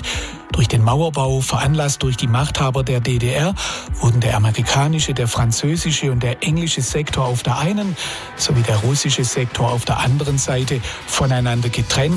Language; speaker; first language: German; native; German